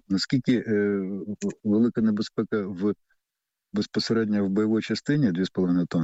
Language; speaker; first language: Ukrainian; native; Ukrainian